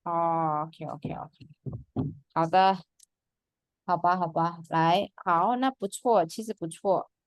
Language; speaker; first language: Chinese; non-native, fluent; Indonesian